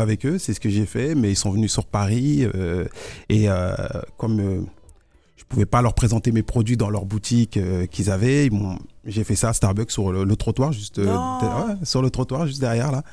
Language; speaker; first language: French; early bilingual, other home language; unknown